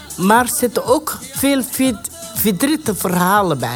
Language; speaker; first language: Dutch; non-native, learner; Persian